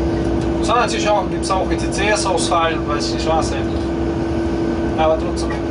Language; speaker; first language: German; non-native, fluent; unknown